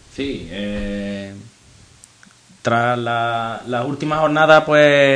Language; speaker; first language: Spanish; native; Spanish